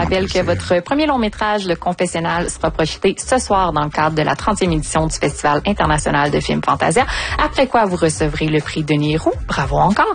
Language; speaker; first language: French; native; French